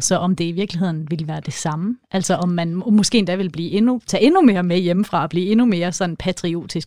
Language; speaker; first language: Danish; native; Danish